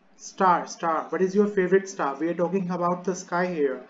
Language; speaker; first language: English; non-native, local second language; Hindi